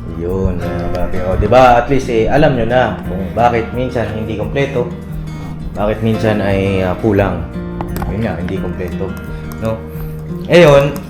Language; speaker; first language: Filipino; native; Filipino